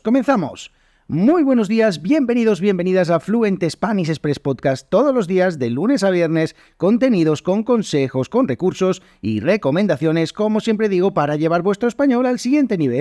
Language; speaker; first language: Spanish; native; Spanish